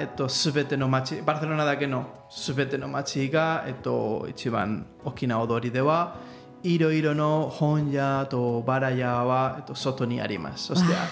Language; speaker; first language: Japanese; non-native, learner; Catalan